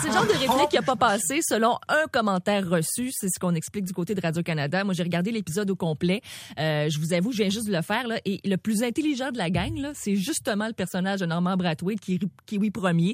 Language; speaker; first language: French; native; French